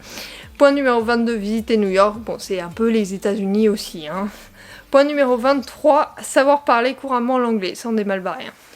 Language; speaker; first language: French; native; French